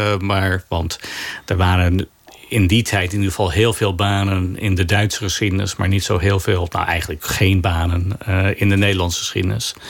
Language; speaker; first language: Dutch; non-native, fluent; English